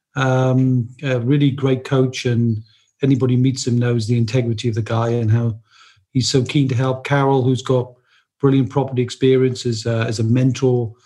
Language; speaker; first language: English; native; English